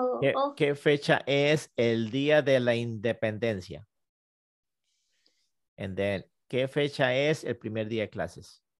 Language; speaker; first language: Spanish; non-native, fluent; English